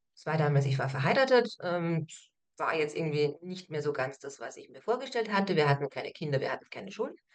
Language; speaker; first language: German; native; German